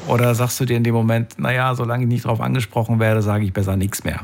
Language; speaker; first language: German; native; German